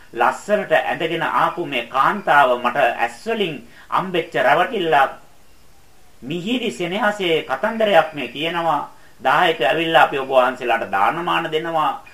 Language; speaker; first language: Sinhala; native; Sinhala